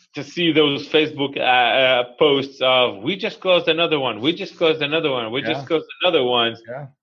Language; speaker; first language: English; non-native, fluent; Hebrew